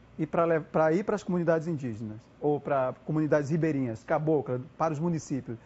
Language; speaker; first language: Portuguese; non-native, local second language; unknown